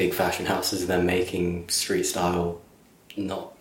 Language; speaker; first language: English; native; English